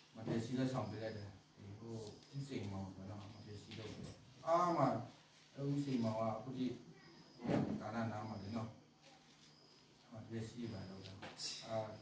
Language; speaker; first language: Burmese; non-native, local second language; Kachin